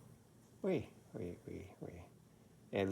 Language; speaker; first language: French; non-native, learner; Korean